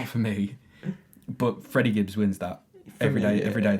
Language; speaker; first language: English; native; English